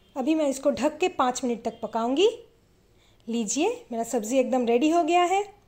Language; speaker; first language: Hindi; non-native, local second language; Bangla